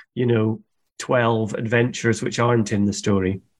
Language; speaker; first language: English; native; English